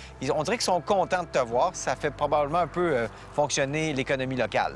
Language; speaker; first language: French; native; French